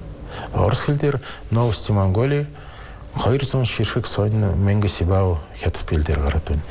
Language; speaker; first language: Mongolian; non-native, fluent; Russian